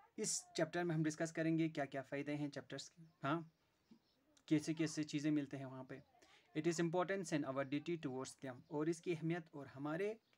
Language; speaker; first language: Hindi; non-native, local second language; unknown